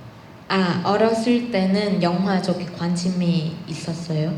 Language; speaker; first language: Korean; non-native, learner; Thai